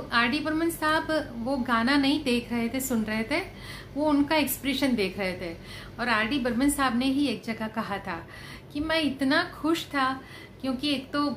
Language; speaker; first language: Hindi; non-native, local second language; Gujarati